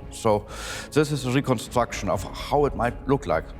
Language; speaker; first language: English; non-native, fluent; German